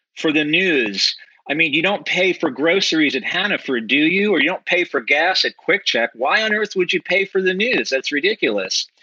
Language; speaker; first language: English; native; English